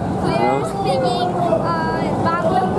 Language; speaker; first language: English; non-native, learner; Bangla